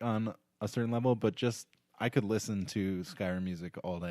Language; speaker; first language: English; native; English